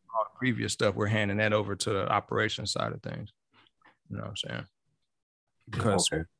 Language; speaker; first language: English; native; English